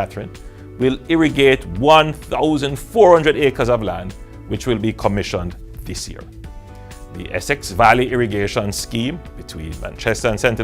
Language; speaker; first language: English; native; English